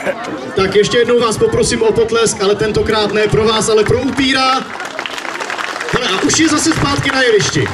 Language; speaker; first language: Czech; native; Czech